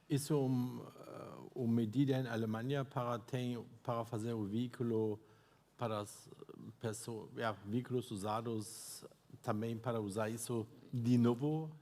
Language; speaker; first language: Portuguese; non-native, fluent; German